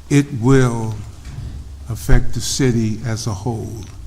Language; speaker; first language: English; native; English